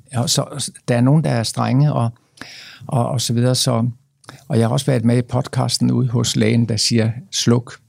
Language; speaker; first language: Danish; native; Danish